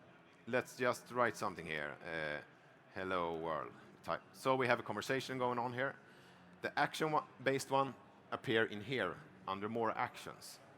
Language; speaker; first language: English; non-native, fluent; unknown